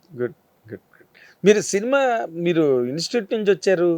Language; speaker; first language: Telugu; native; Telugu